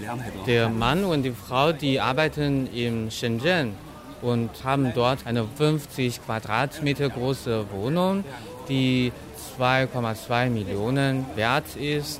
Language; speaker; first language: German; non-native, fluent; Chinese